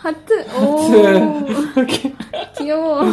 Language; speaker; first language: Korean; non-native, learner; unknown